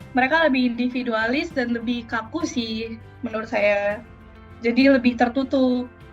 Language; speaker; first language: Indonesian; native; Indonesian